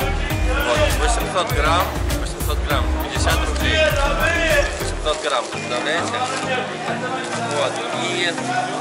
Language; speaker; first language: Russian; native; Russian